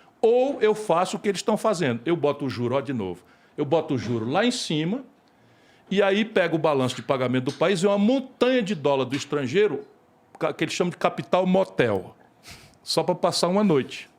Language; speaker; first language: Portuguese; native; Portuguese